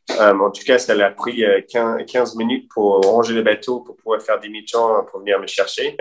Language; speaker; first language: French; non-native, fluent; English